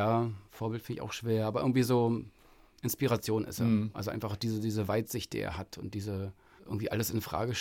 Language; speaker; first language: German; native; German